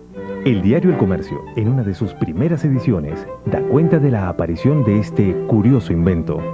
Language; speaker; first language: Spanish; native; Spanish